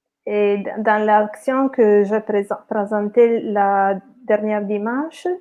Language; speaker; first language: French; non-native, fluent; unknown